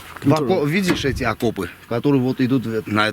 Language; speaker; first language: Russian; non-native, local second language; Armenian